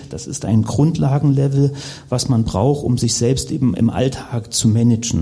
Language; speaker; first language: German; native; German